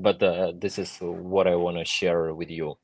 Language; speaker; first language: English; non-native, fluent; Ukrainian